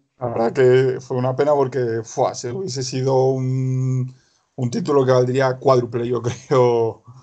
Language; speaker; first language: Spanish; native; Spanish